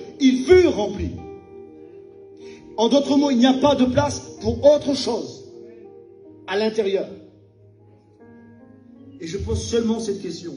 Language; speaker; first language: French; native; French